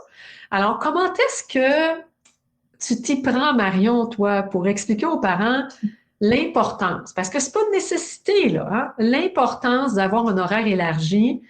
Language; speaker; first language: French; native; French